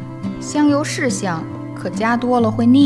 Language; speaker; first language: Chinese; native; Chinese